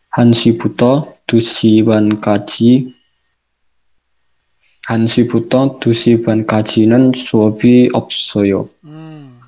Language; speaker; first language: Korean; non-native, learner; Indonesian